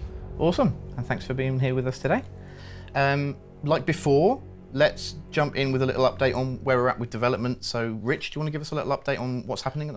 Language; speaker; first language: English; native; English